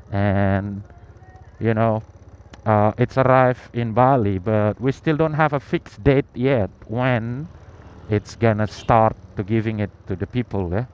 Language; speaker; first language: English; non-native, learner; Indonesian